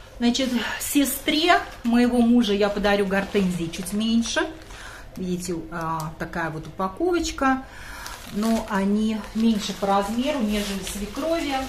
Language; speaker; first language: Russian; non-native, local second language; Latvian